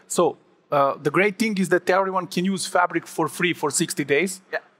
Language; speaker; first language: English; non-native, fluent; Serbian